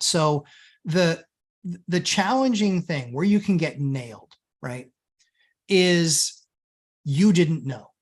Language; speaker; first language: English; native; English